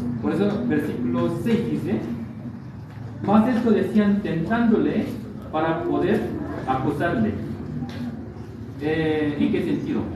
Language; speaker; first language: Spanish; non-native, fluent; Korean